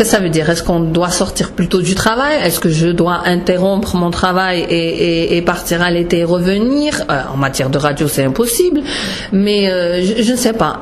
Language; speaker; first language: French; non-native, local second language; Arabic